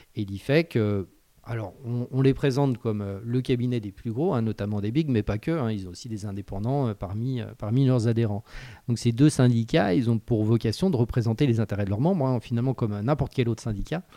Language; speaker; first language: French; native; French